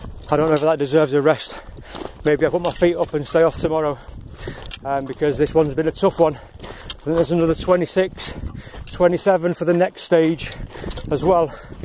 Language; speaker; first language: English; native; English